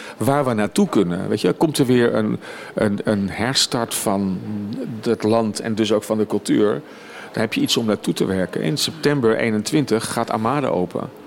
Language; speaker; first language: Dutch; native; Dutch